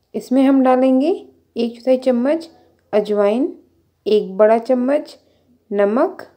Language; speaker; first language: Hindi; native; Hindi